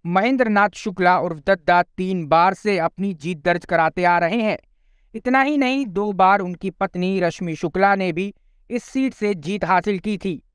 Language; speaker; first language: Hindi; native; Hindi